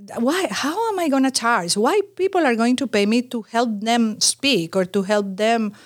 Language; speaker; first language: English; non-native, fluent; Spanish